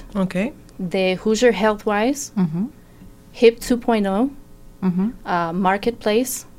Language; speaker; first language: Spanish; non-native, fluent; English